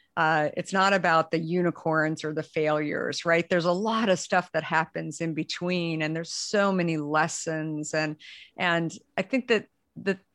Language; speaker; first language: English; native; English